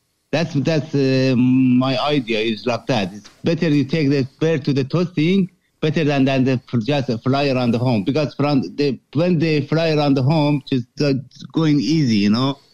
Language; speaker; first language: English; non-native, fluent; Persian